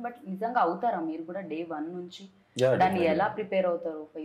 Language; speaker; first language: Telugu; native; Telugu